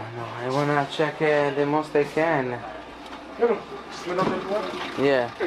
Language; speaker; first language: English; non-native, learner; Italian